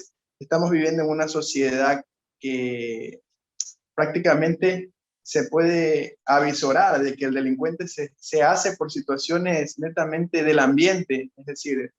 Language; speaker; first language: Spanish; native; Spanish